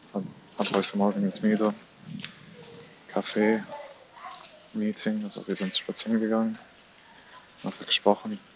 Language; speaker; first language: German; non-native, fluent; Arabic